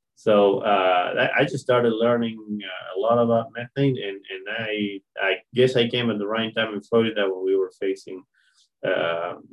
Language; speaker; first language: English; non-native, fluent; Spanish